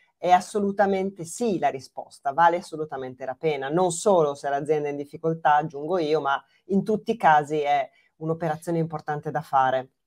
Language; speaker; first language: Italian; native; Italian